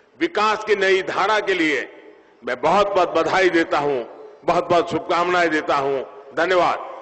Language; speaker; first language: Hindi; non-native, local second language; Gujarati